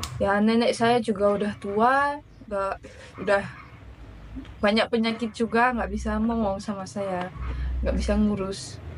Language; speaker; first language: Indonesian; early bilingual, other home language; Russian